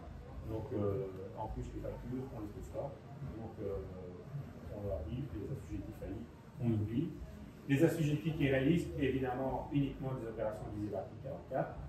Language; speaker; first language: French; native; French